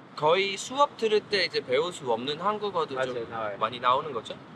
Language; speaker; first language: Korean; non-native, fluent; English